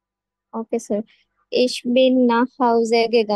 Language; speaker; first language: German; non-native, learner; Bangla